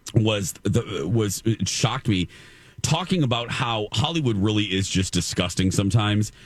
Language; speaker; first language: English; native; English